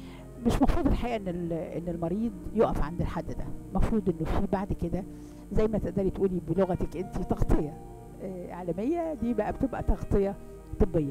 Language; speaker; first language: Arabic; native; Arabic